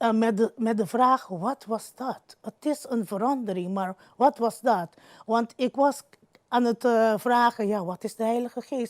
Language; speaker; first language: Dutch; non-native, local second language; Papiamento